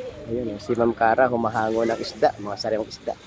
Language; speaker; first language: Filipino; native; Filipino